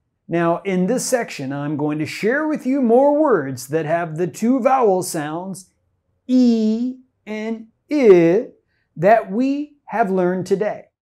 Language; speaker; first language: English; native; English